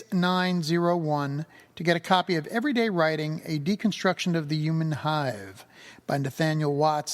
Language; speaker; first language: English; native; English